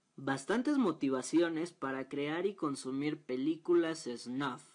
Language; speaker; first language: Spanish; native; Spanish